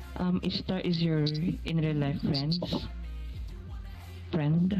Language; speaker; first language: English; non-native, local second language; Filipino